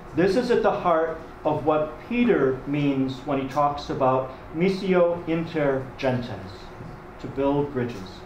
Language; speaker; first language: English; native; English